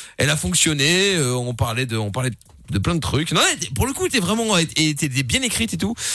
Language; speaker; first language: French; native; French